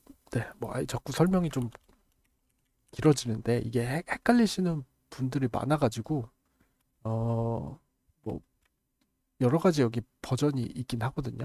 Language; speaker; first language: Korean; native; Korean